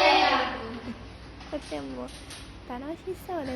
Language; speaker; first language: Japanese; non-native, learner; Indonesian